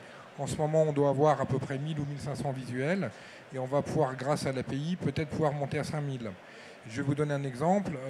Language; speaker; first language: French; native; French